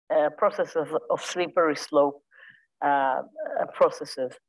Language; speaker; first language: English; non-native, fluent; Hebrew